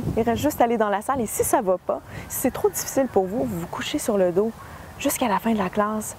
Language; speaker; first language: French; native; French